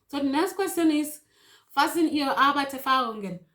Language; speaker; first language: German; non-native, learner; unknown